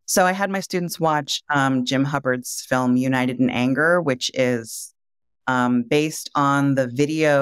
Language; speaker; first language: English; native; English